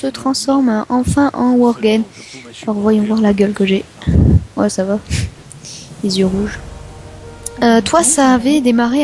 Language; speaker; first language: French; native; French